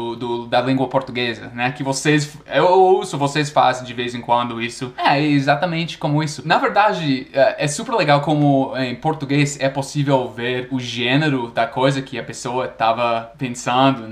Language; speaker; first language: Portuguese; non-native, fluent; English